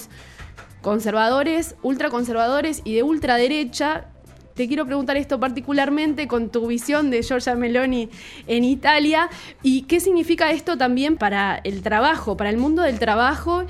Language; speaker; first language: Spanish; native; Spanish